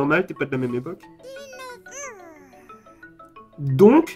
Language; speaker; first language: French; native; French